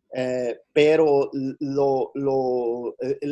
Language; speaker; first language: Spanish; early bilingual, heritage; Spanish